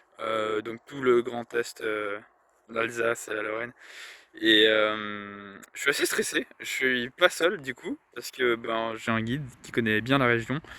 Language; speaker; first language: French; native; French